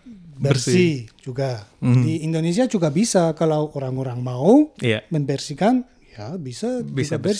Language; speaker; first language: Indonesian; non-native, learner; German